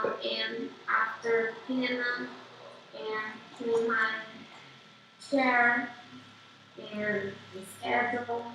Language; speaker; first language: English; non-native, learner; Portuguese